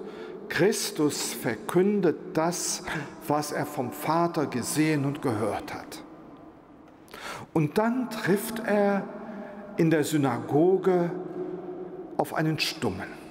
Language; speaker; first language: German; non-native, local second language; Luxembourgish